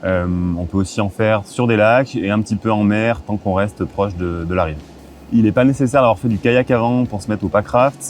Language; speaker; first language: French; native; French